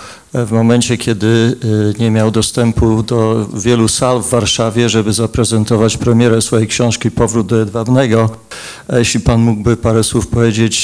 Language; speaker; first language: Polish; native; Polish